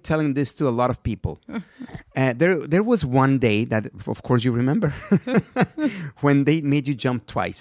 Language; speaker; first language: English; non-native, fluent; Spanish